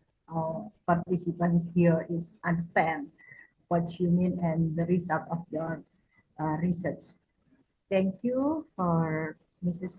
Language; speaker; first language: English; non-native, fluent; Indonesian